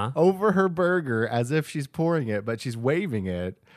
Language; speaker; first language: English; native; English